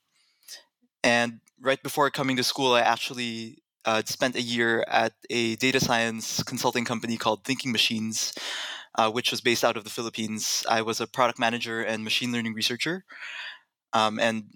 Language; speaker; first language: English; non-native, local second language; Filipino